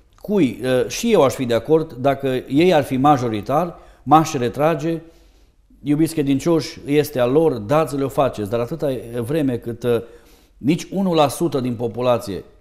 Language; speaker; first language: Romanian; native; Romanian